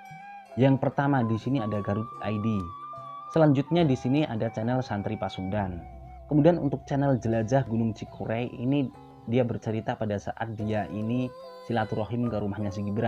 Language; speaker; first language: Indonesian; native; Indonesian